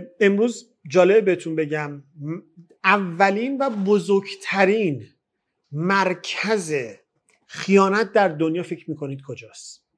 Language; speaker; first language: Persian; native; Persian